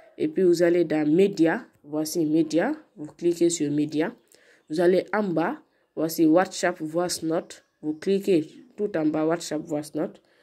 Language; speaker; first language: French; non-native, local second language; Fula